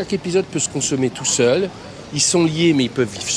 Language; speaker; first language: French; native; French